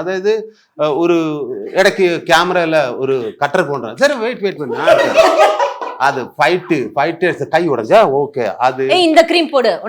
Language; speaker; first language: Tamil; non-native, learner; Malayalam